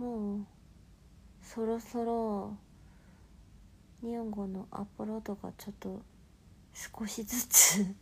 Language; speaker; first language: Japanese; non-native, fluent; Korean